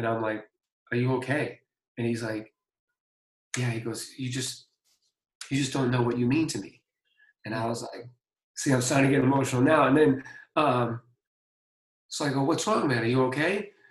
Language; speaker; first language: English; native; English